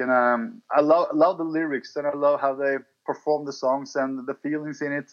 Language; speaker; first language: English; non-native, fluent; Norwegian